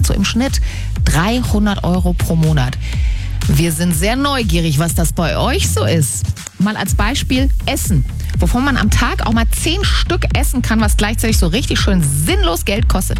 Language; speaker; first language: German; native; German